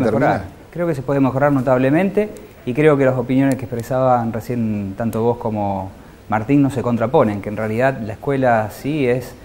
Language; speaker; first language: Spanish; native; Spanish